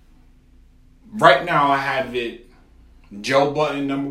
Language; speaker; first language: English; native; English